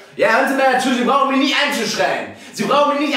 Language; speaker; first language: German; native; German